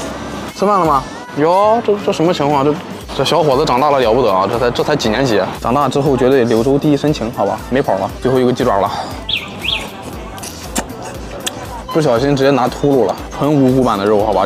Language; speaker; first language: Chinese; native; Chinese